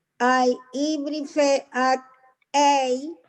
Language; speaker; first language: English; non-native, learner; Spanish